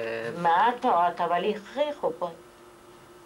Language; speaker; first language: Hebrew; non-native, fluent; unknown